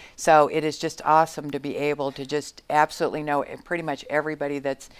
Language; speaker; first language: English; native; English